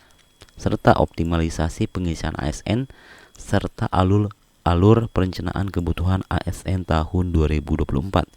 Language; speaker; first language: Indonesian; native; Indonesian